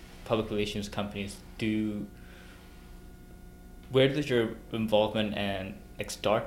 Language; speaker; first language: English; non-native, local second language; Korean